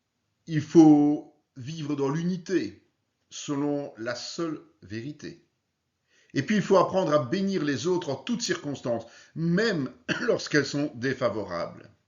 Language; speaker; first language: French; native; French